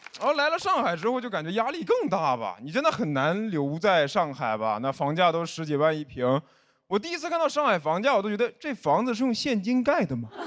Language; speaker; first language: Chinese; native; Chinese